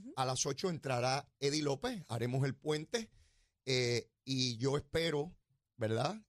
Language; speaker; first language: Spanish; native; Spanish